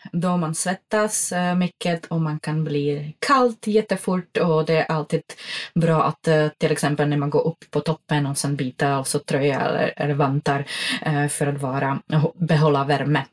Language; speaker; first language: Swedish; non-native, fluent; Czech